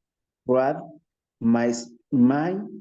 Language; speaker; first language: French; non-native, learner; Spanish